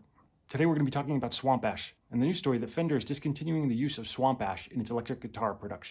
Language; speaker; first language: English; native; English